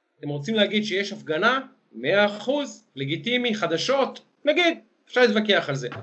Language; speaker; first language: Hebrew; native; Hebrew